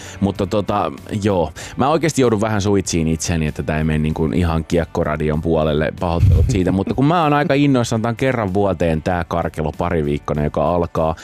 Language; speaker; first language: Finnish; native; Finnish